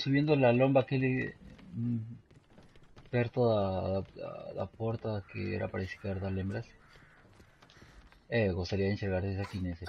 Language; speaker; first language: Spanish; non-native, fluent; Portuguese